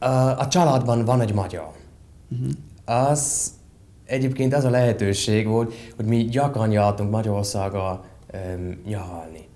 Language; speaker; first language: Hungarian; non-native, fluent; German